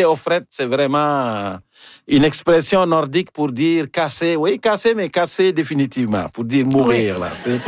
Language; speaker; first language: French; native; French